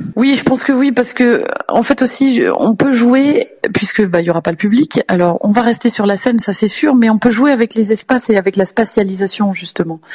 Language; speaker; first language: French; native; French